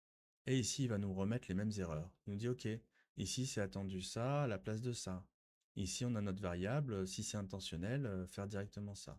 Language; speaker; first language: French; native; French